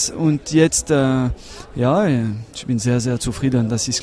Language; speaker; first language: German; non-native, learner; French